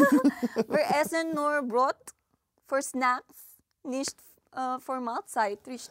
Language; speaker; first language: German; non-native, learner; Filipino